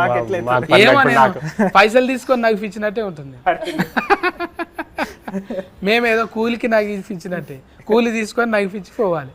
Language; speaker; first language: Telugu; native; Telugu